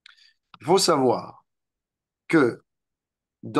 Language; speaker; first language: French; native; French